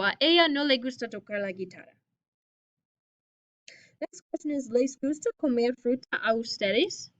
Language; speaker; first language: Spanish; non-native, fluent; English